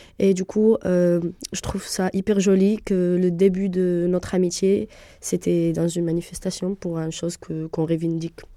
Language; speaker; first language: French; non-native, fluent; Arabic